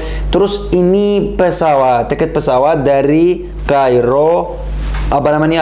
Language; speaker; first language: Indonesian; non-native, learner; Arabic